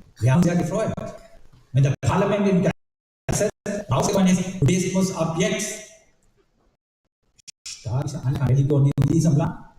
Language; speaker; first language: German; non-native, learner; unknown